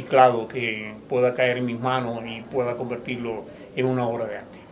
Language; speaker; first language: Spanish; native; Spanish